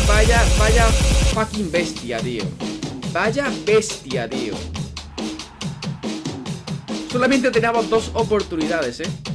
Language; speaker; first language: Spanish; native; Spanish